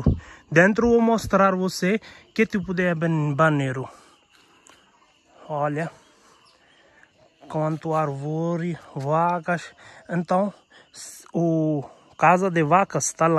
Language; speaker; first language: Portuguese; non-native, learner; Hindi